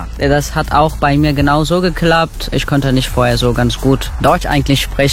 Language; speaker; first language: German; non-native, learner; Turkish